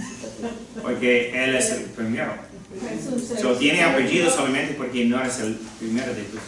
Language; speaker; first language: Spanish; non-native, fluent; English